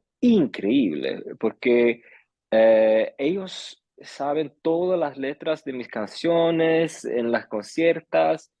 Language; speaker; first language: Spanish; early bilingual, heritage; Swedish